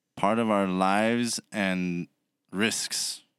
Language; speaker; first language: English; early bilingual, other home language; Spanish